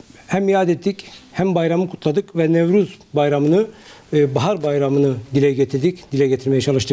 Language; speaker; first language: Turkish; native; Turkish